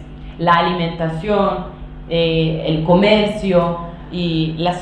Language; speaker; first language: Spanish; non-native, fluent; Kurdish